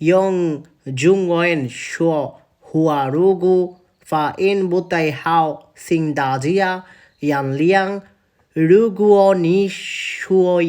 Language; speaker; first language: Chinese; non-native, learner; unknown